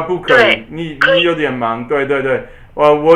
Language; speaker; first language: Chinese; non-native, learner; English